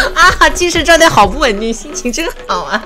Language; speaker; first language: Chinese; native; Chinese